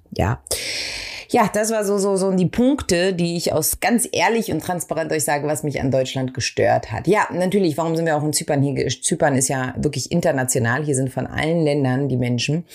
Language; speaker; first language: German; early bilingual, other home language; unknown